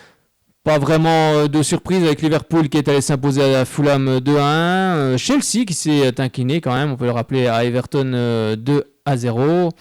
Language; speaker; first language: French; native; French